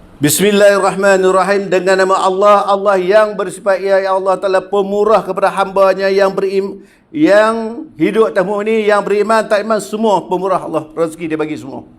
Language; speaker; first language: Malay; native; Malay